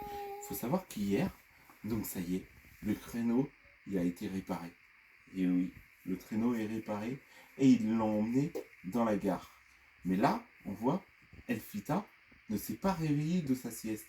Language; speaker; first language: French; native; French